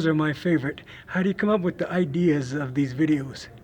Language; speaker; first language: English; native; English